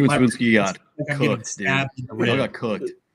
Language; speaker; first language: English; native; English